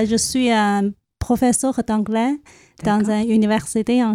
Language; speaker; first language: French; non-native, learner; Chinese